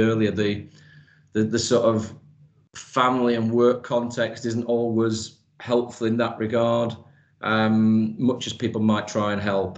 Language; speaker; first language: English; native; English